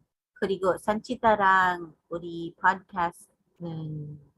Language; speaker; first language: Korean; non-native, learner; English